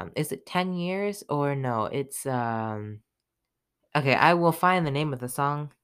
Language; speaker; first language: English; native; English